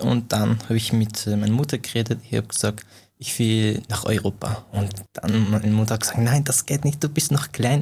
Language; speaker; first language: German; non-native, fluent; Persian